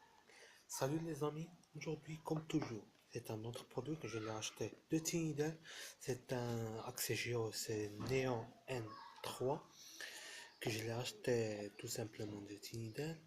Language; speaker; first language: French; non-native, fluent; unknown